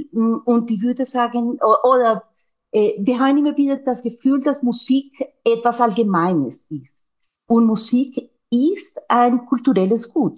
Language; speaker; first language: German; non-native, fluent; Spanish